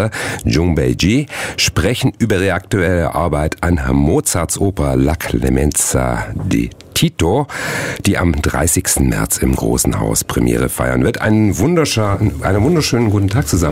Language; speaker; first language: German; native; German